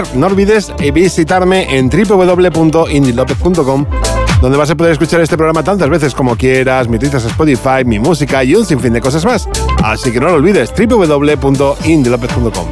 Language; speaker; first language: Spanish; native; Spanish